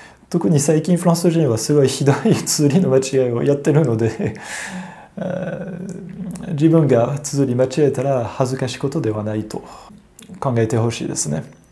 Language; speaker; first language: Japanese; non-native, fluent; French